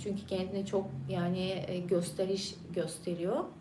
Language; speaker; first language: Turkish; non-native, fluent; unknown